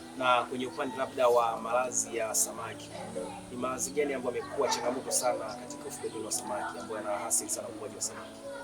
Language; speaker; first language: Swahili; native; Swahili